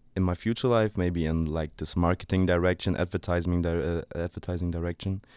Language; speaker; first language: English; non-native, fluent; German